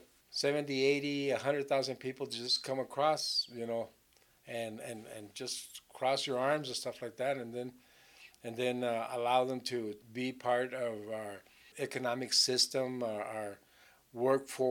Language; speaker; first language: English; native; English